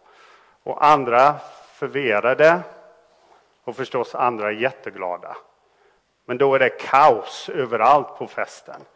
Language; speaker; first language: Swedish; non-native, fluent; English